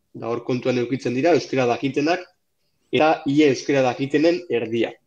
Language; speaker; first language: Basque; native; Basque